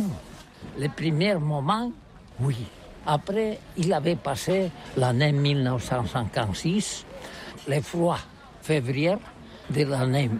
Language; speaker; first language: French; non-native, learner; Catalan